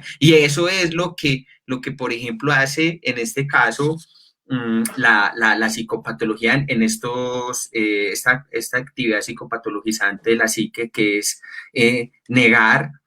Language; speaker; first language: Spanish; native; Spanish